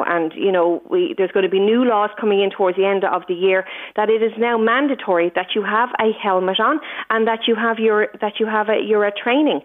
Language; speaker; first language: English; native; English